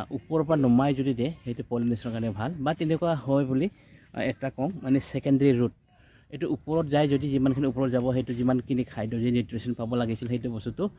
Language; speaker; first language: Assamese; non-native, local second language; Garo